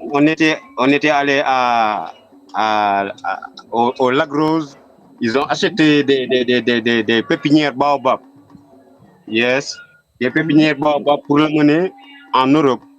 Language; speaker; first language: French; non-native, local second language; Wolof